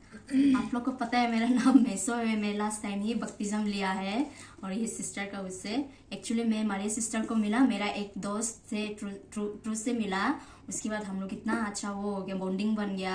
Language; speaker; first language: Hindi; non-native, local second language; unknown